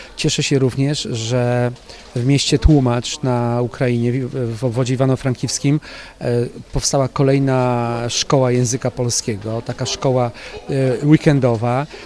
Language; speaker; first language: Polish; native; Polish